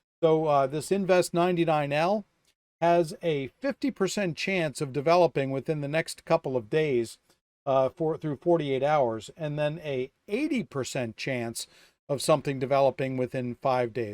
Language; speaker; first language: English; native; English